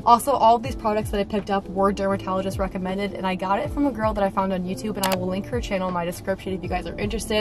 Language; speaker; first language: English; native; English